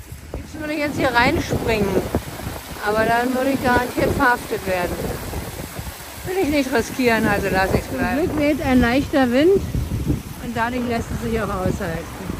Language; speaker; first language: German; native; German